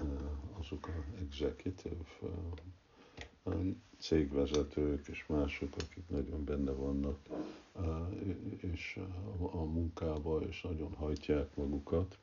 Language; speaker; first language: Hungarian; early bilingual, heritage; Hungarian